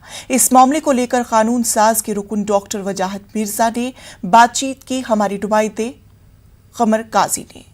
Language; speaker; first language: Hindi; native; Hindi